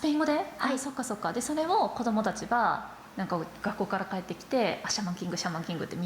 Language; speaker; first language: Japanese; native; Japanese